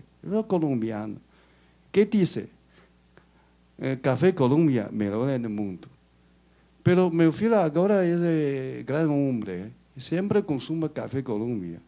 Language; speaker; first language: Portuguese; non-native, learner; Chinese